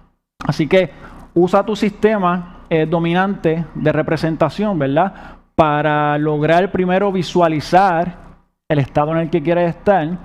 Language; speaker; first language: Spanish; native; Spanish